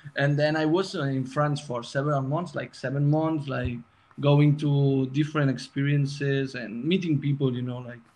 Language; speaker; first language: English; non-native, fluent; Spanish